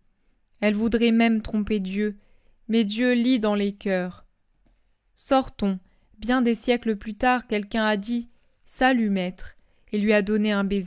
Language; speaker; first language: French; native; French